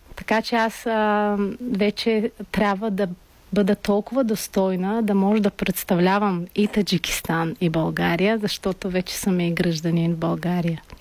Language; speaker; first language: Bulgarian; non-native, fluent; Tajik